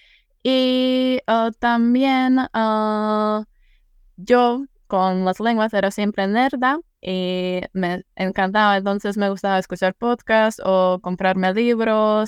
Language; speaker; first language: Spanish; non-native, fluent; Czech